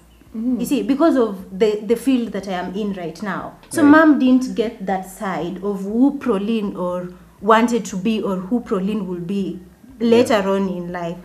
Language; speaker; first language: English; non-native, local second language; Swahili